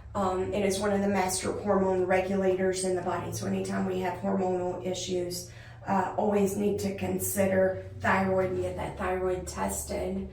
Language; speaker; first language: English; native; English